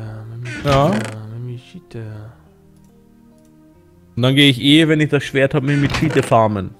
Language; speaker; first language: German; native; German